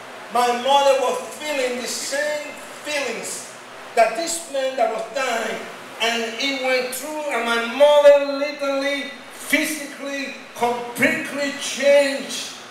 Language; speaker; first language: English; non-native, fluent; Spanish